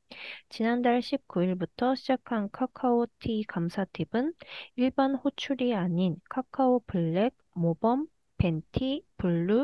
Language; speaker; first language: Korean; early bilingual, heritage; Korean